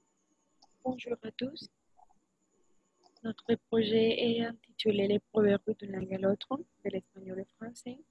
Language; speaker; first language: French; non-native, learner; Spanish